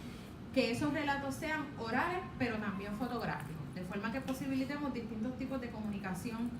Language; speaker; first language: Spanish; native; Spanish